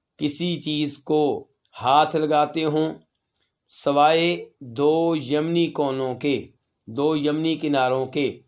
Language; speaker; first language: Urdu; native; Urdu